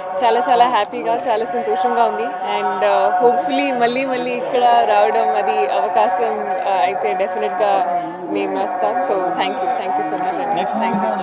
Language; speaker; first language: Telugu; non-native, learner; Hindi